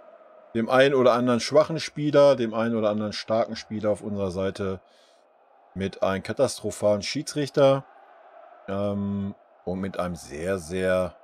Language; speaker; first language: German; native; German